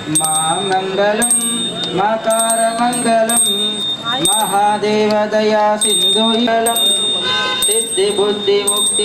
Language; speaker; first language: Telugu; native; Telugu